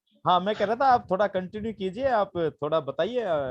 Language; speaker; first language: Hindi; native; Hindi